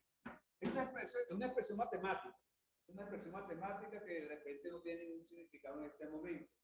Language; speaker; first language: Spanish; native; Spanish